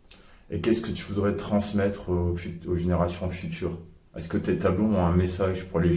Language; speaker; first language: French; native; French